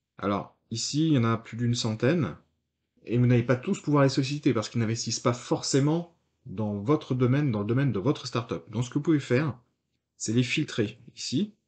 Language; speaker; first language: French; native; French